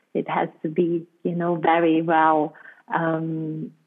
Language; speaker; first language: English; non-native, fluent; German